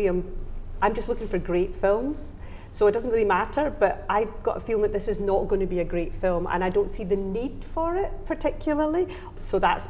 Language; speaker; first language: English; native; English